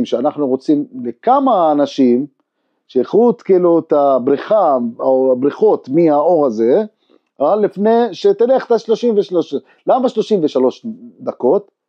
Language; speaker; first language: Hebrew; non-native, local second language; Arabic